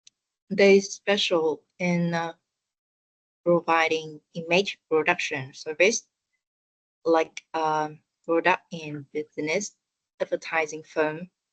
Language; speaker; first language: English; non-native, learner; Vietnamese